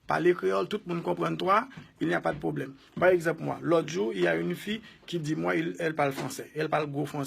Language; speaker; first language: French; non-native, local second language; Haitian Creole